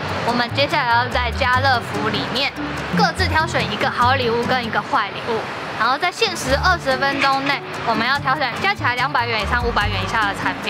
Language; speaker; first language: Chinese; native; Chinese